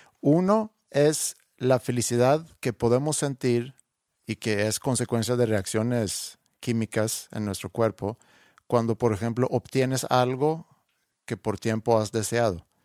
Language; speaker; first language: Spanish; non-native, fluent; Swedish